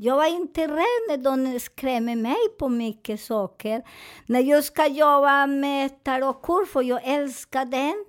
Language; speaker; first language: Swedish; non-native, fluent; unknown